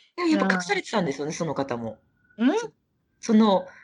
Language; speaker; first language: Japanese; native; Japanese